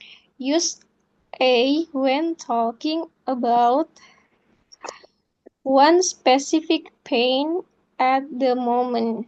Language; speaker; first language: English; non-native, fluent; Indonesian